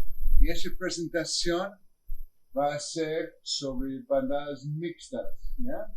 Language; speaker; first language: Spanish; non-native, learner; English